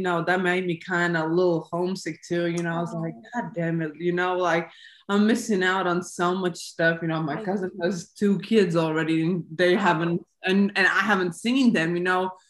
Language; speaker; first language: English; non-native, fluent; Latvian